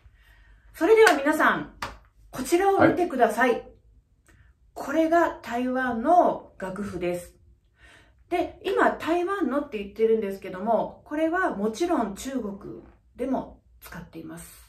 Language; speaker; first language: Japanese; native; Japanese